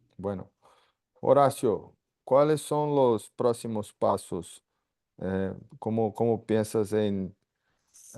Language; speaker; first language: Spanish; non-native, fluent; Portuguese